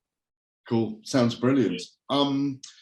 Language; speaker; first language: English; native; English